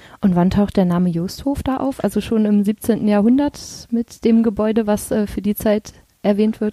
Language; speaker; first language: German; native; German